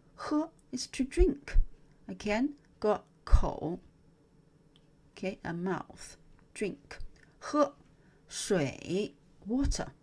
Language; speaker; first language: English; non-native, fluent; Chinese